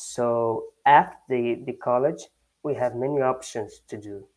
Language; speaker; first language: English; non-native, learner; Portuguese